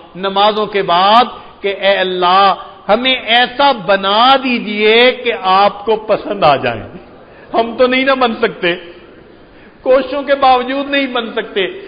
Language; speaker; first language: Urdu; non-native, local second language; Punjabi